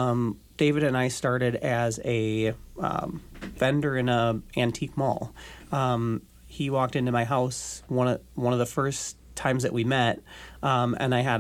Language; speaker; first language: English; native; English